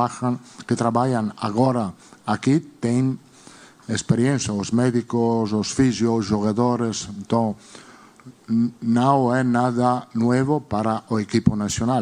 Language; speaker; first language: Portuguese; non-native, learner; Spanish